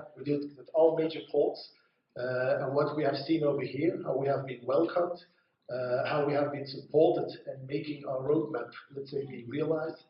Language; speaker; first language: English; non-native, fluent; Dutch